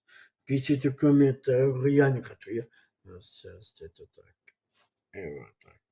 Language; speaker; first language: Russian; non-native, local second language; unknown